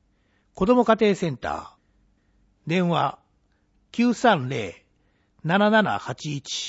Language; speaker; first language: Japanese; native; Japanese